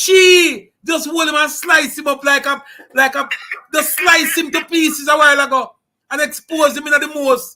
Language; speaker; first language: English; native; English